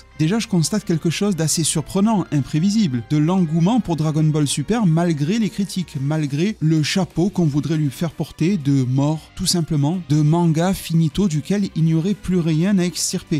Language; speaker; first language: French; native; French